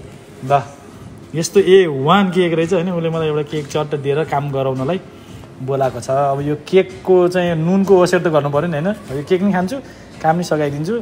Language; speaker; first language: Nepali; native; Nepali